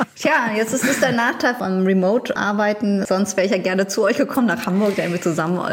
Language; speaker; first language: German; early bilingual, other home language; Vietnamese